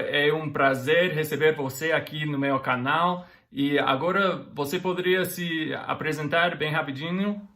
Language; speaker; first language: Portuguese; non-native, fluent; English